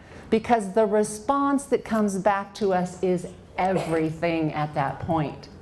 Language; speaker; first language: English; native; English